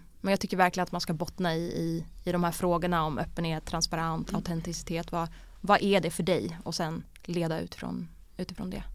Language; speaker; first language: Swedish; early bilingual, other home language; Bosnian